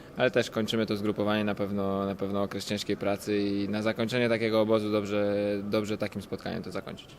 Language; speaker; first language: Polish; native; Polish